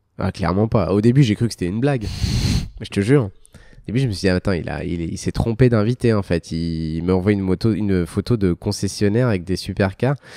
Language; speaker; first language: French; early bilingual, other home language; Arabic